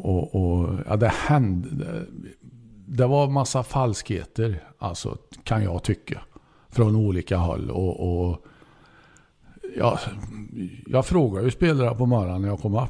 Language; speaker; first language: Swedish; native; Swedish